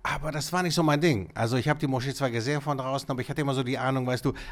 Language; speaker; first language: German; early bilingual, other home language; Greek